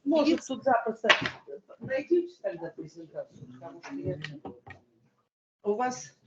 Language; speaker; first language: Russian; native; Russian